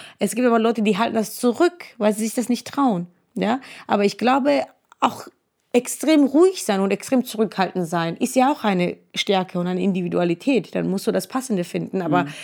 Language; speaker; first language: German; non-native, fluent; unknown